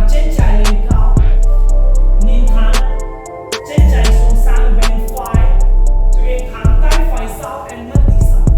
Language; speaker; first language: Vietnamese; non-native, learner; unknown